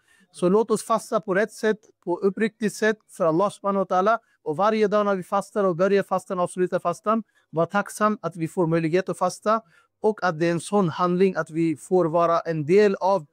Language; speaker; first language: Swedish; non-native, fluent; Urdu